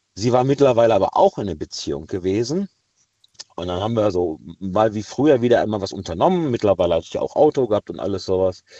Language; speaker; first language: German; native; German